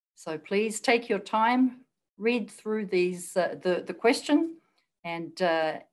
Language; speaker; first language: English; native; English